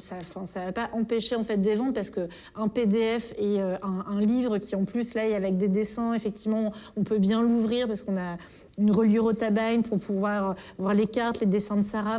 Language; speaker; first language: French; native; French